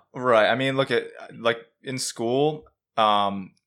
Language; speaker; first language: English; early bilingual, other home language; Urdu